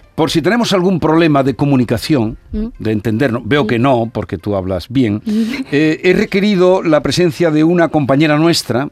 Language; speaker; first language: Spanish; native; Spanish